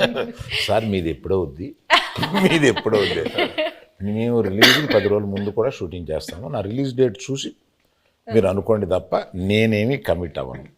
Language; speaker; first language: Telugu; native; Telugu